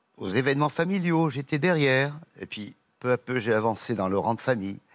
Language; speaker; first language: French; native; French